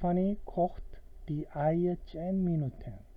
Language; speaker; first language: German; non-native, fluent; Korean